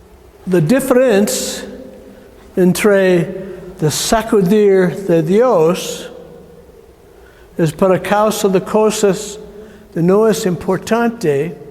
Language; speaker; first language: Spanish; non-native, learner; English